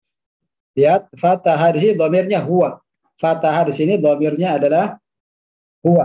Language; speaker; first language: Indonesian; native; Indonesian